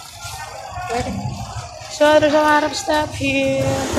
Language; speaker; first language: English; non-native, local second language; Cebuano